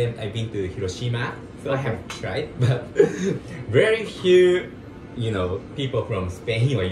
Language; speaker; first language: English; non-native, learner; Japanese